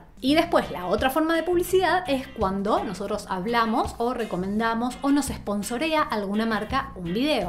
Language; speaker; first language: Spanish; native; Spanish